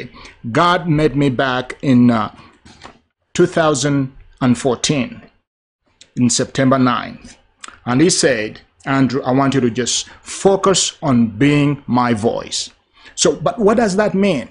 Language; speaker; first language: English; non-native, local second language; Ganda